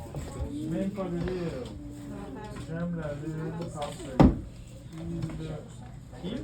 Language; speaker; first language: French; non-native, local second language; English